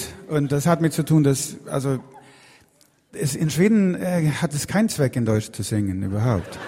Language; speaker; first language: German; non-native, fluent; Swedish